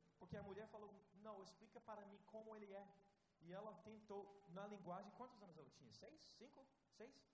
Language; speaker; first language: Portuguese; non-native, fluent; English